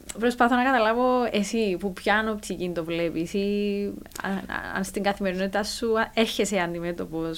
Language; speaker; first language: Greek; native; Greek